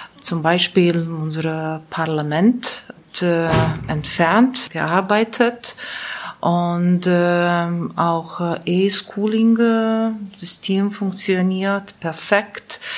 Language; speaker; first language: German; non-native, learner; Latvian